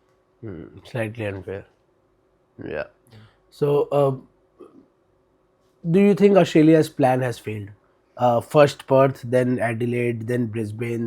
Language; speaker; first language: English; non-native, local second language; Hindi